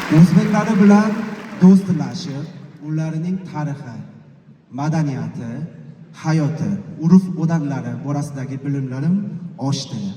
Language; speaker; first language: Uzbek; non-native, fluent; Korean